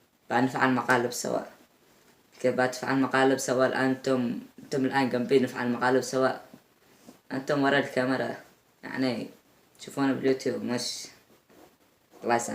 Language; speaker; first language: Arabic; native; Arabic